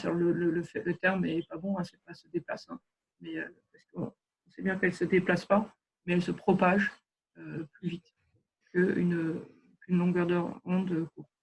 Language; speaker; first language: French; native; French